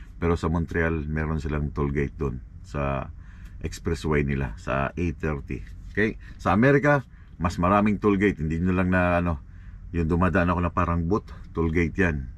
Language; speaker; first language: Filipino; non-native, local second language; Cebuano